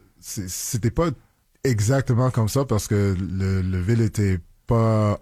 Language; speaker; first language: French; non-native, local second language; English